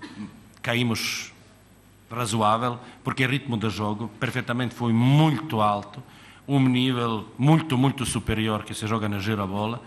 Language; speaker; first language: Portuguese; non-native, fluent; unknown